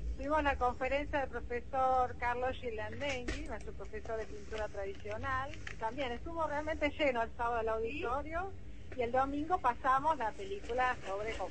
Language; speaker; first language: Spanish; native; Spanish